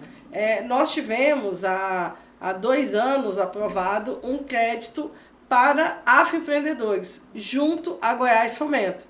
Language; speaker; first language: Portuguese; native; Portuguese